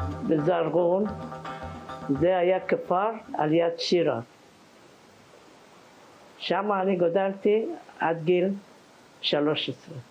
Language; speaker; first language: Hebrew; non-native, fluent; Persian